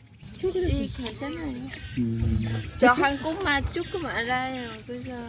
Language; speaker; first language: Korean; non-native, learner; Vietnamese